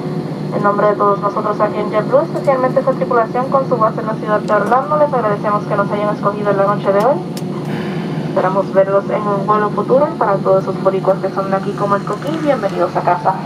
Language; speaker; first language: Spanish; native; Spanish